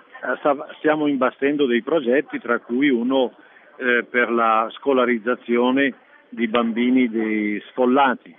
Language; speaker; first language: Italian; native; Italian